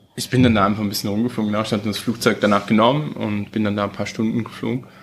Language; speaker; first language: German; early bilingual, heritage; German